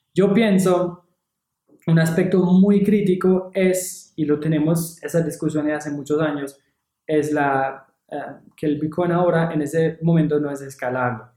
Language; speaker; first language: Spanish; non-native, fluent; English